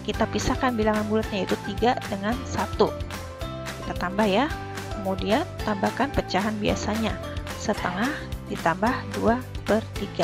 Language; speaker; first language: Indonesian; native; Indonesian